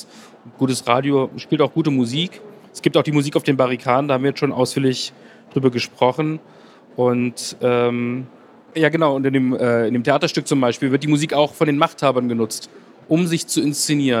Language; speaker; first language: German; native; German